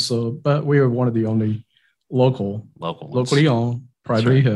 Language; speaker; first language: English; non-native, fluent; Japanese